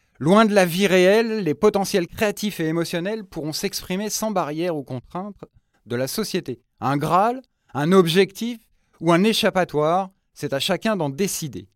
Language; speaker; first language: French; native; French